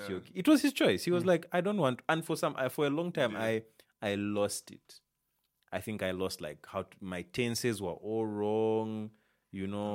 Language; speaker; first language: English; native; English